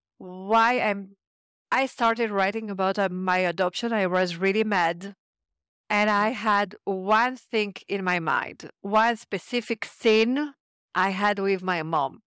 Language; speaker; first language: English; non-native, fluent; French